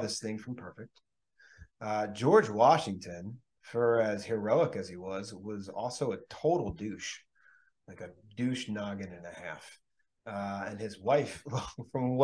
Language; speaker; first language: English; native; English